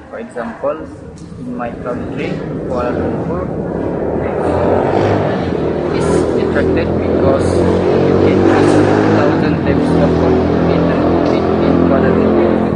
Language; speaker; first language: English; non-native, learner; Malay